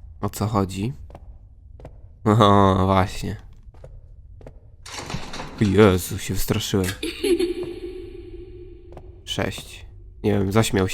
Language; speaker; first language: Polish; native; Polish